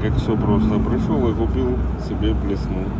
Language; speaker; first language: Russian; native; Russian